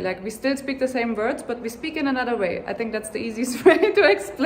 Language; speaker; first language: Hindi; non-native, learner; German